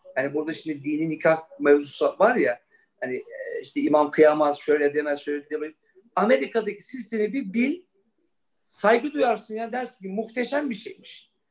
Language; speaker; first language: Turkish; early bilingual, heritage; Turkish